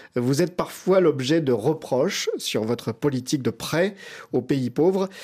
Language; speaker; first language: French; native; French